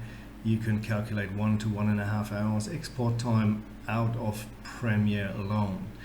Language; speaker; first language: English; native; English